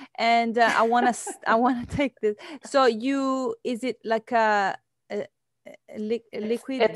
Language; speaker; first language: English; non-native, fluent; Italian